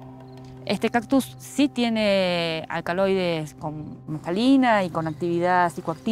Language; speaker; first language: Spanish; native; Spanish